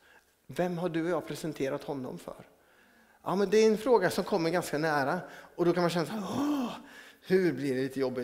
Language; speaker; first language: Swedish; native; Swedish